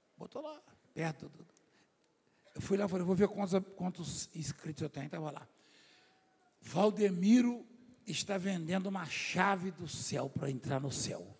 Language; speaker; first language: Portuguese; native; Portuguese